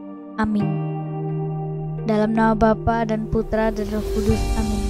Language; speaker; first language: Indonesian; native; Indonesian